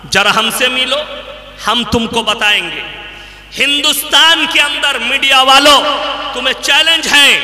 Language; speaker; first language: Hindi; non-native, local second language; Bangla